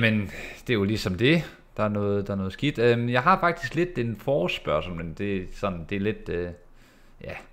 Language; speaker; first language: Danish; native; Danish